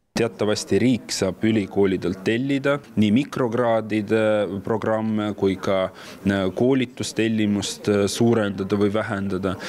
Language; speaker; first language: Estonian; non-native, local second language; Russian